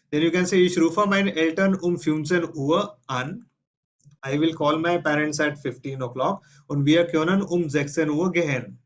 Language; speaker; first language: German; non-native, fluent; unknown